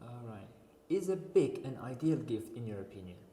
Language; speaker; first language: English; non-native, fluent; Uzbek